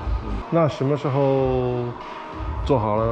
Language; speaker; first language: Chinese; non-native, fluent; English